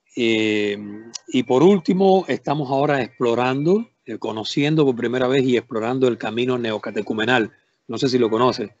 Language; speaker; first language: Spanish; native; Spanish